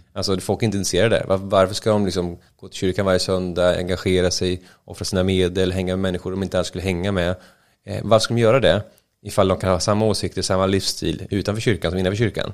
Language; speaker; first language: Swedish; native; Swedish